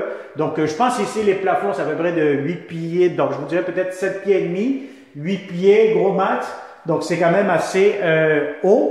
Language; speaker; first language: French; native; French